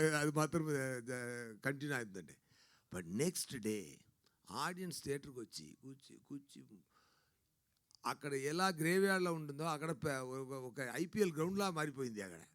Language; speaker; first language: Telugu; non-native, learner; Tamil